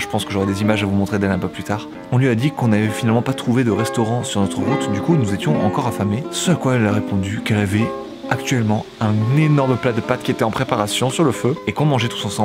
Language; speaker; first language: French; native; French